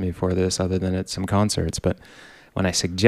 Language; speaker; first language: English; native; English